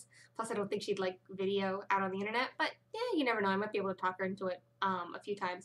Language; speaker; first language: English; native; English